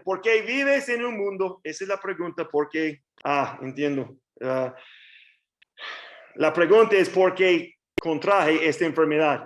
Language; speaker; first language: Spanish; non-native, learner; English